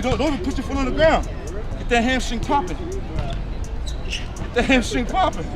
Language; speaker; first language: English; native; English